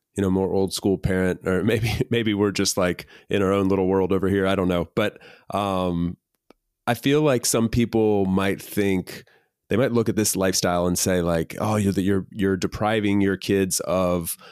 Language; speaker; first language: English; native; English